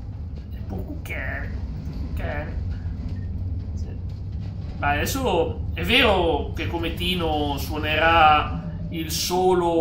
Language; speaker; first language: Italian; native; Italian